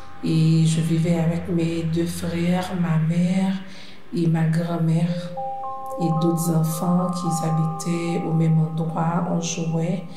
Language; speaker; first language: French; non-native, local second language; Haitian Creole